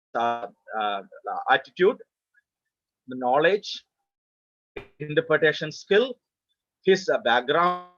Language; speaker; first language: English; non-native, local second language; Malayalam